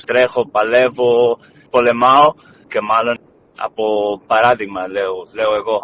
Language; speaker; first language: Greek; non-native, fluent; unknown